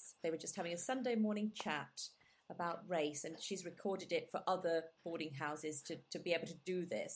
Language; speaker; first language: English; non-native, local second language; Gujarati